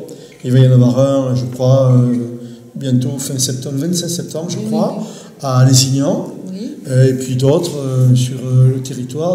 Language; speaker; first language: French; native; French